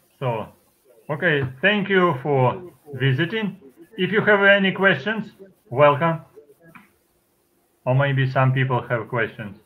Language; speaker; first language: English; non-native, fluent; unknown